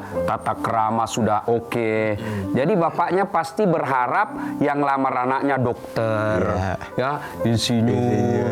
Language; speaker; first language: Indonesian; native; Indonesian